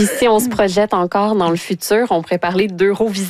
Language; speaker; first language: French; native; French